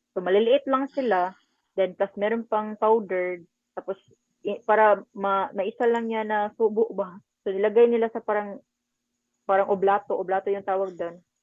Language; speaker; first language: Filipino; non-native, local second language; Cebuano